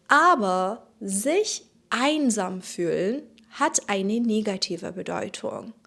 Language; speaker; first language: German; non-native, fluent; Persian